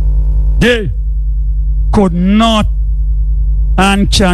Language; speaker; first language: English; native; English